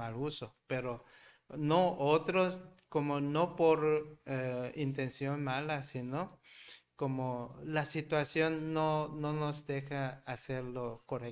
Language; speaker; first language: Spanish; non-native, learner; Korean